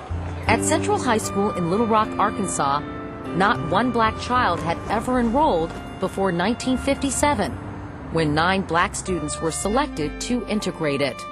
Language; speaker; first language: English; native; English